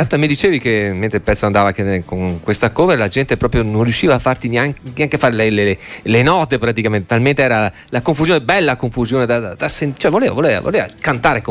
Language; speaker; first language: Italian; native; Italian